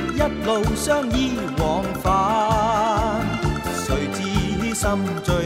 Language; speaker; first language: Chinese; non-native, local second language; Cantonese